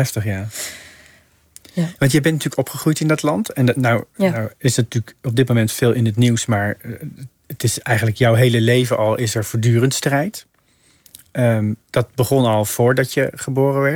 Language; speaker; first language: Dutch; native; Dutch